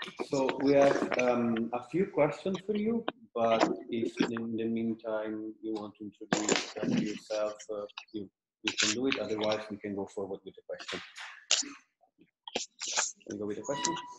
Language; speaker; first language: English; non-native, fluent; Italian